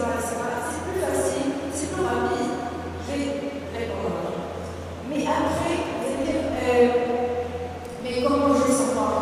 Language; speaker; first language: French; non-native, local second language; Arabic